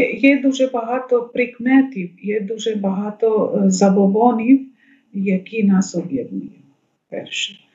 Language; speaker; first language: Ukrainian; non-native, fluent; Bangla